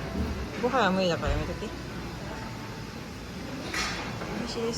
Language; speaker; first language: Japanese; native; Japanese